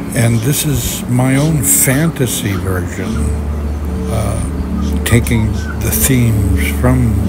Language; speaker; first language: English; native; English